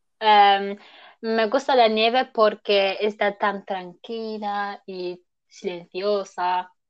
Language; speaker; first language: Spanish; non-native, learner; German